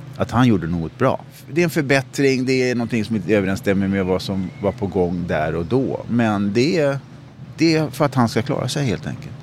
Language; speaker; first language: Swedish; native; Swedish